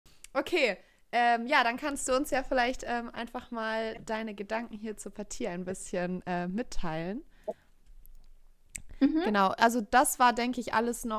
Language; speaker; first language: German; native; German